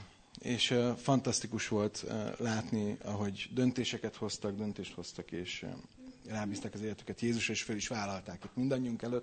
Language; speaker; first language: Hungarian; native; Hungarian